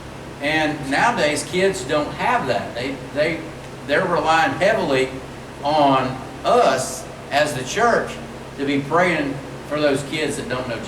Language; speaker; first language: English; native; English